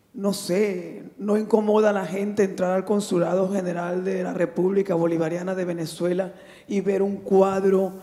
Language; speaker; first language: Spanish; native; Spanish